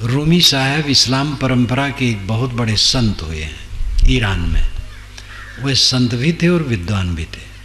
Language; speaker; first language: Hindi; non-native, local second language; Awadhi